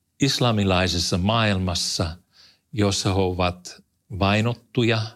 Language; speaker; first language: Finnish; non-native, fluent; English